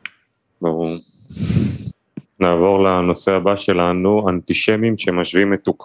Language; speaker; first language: Hebrew; native; Hebrew